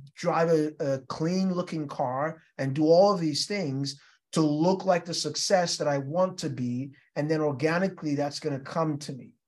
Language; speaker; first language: English; non-native, local second language; Yoruba